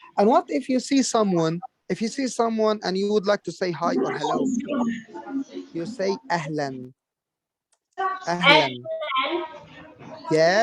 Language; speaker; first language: English; non-native, fluent; Arabic